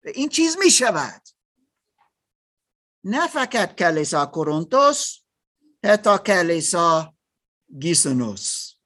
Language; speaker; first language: Persian; non-native, learner; German